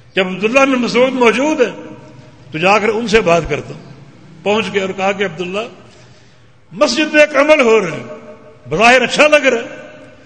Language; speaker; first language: Urdu; native; Urdu